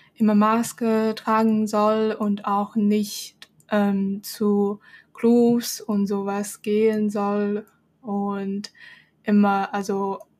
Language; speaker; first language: German; non-native, fluent; Chinese